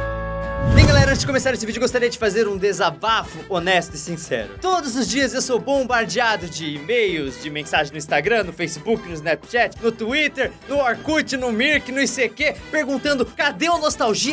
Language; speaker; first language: Portuguese; native; Portuguese